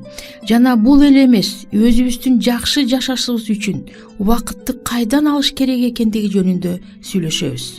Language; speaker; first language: Kyrgyz; native; Kyrgyz